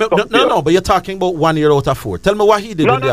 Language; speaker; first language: English; native; English